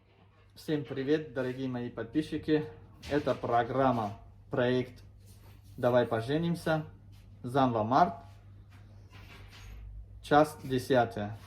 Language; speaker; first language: Russian; non-native, local second language; Tajik